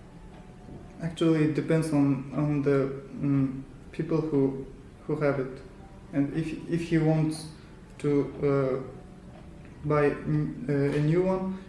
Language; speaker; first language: English; non-native, learner; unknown